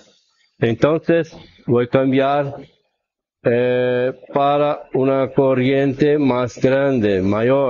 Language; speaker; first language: Spanish; non-native, fluent; Portuguese